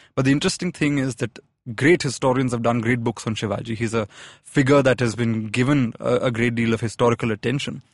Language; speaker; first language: English; non-native, local second language; Malayalam